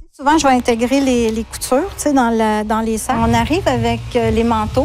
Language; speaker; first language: French; native; French